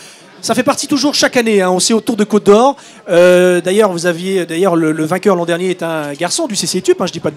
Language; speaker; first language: French; native; French